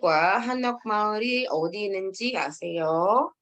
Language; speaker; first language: Korean; non-native, fluent; Indonesian